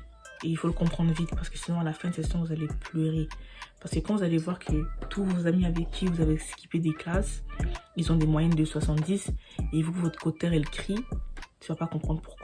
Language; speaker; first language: French; native; French